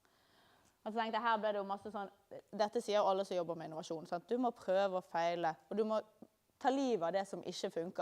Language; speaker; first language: Norwegian; native; Norwegian